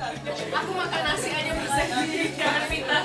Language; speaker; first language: Indonesian; non-native, fluent; Turkish